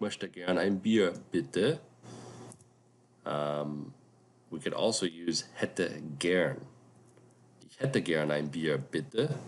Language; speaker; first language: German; non-native, fluent; English